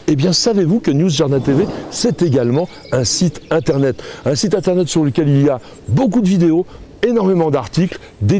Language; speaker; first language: French; native; French